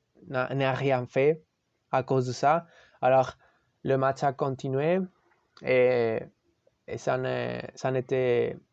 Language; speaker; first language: French; non-native, learner; Spanish